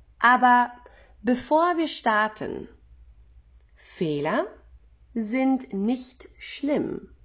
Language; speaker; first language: German; native; German